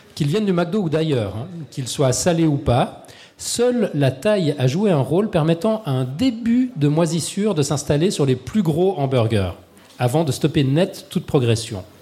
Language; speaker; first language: French; native; French